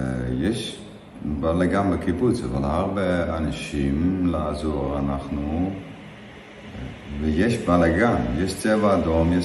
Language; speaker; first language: Hebrew; non-native, learner; Dutch